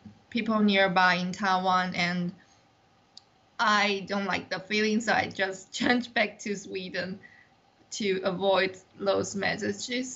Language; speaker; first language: English; non-native, learner; Chinese